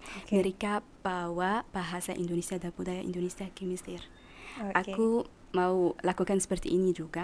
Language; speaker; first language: Indonesian; non-native, learner; Arabic